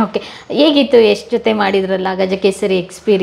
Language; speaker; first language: Kannada; native; Kannada